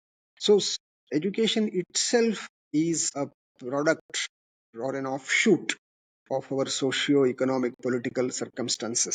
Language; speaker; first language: English; non-native, local second language; Kannada